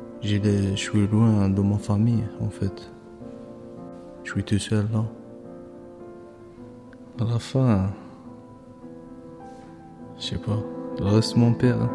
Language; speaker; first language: French; non-native, learner; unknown